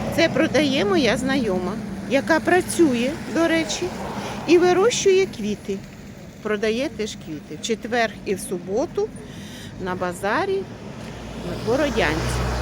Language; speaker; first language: Ukrainian; native; Ukrainian